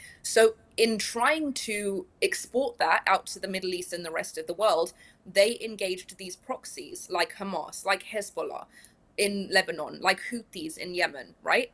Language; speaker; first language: English; early bilingual, other home language; Persian